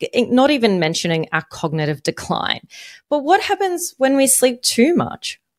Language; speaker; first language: English; non-native, fluent; Arabic